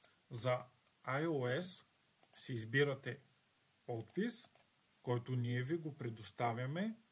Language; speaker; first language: Bulgarian; native; Bulgarian